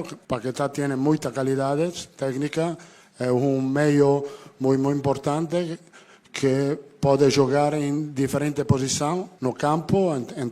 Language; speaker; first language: Portuguese; non-native, learner; Italian